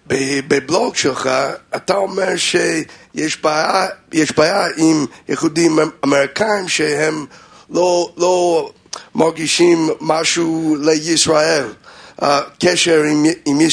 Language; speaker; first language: Hebrew; non-native, learner; English